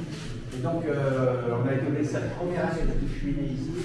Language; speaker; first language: French; native; French